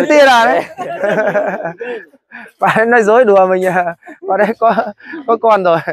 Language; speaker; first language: Portuguese; non-native, learner; Vietnamese